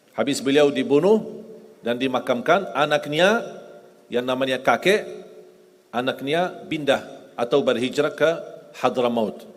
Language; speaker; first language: Indonesian; non-native, fluent; Arabic